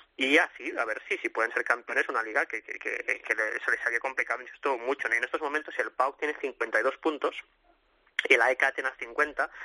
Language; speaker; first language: Spanish; native; Spanish